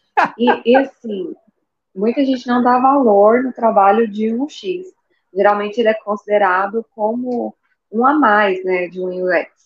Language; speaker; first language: Portuguese; native; Portuguese